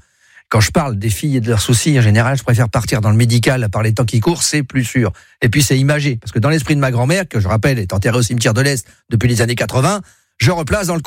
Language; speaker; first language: French; native; French